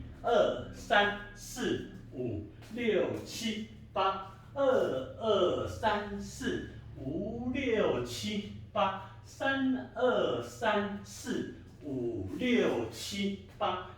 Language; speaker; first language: Chinese; native; Chinese